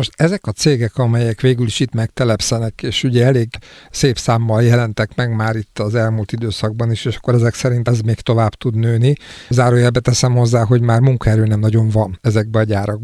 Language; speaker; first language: Hungarian; native; Hungarian